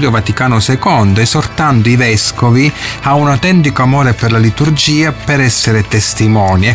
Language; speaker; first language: Italian; native; Italian